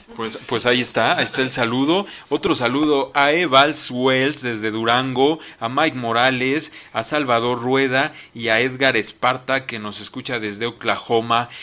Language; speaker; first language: Spanish; native; Spanish